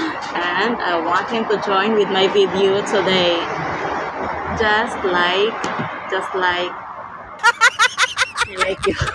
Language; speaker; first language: English; non-native, learner; Filipino